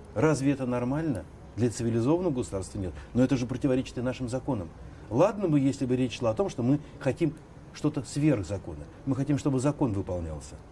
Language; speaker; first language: Russian; native; Russian